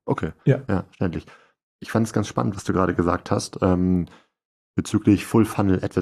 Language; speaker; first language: German; native; German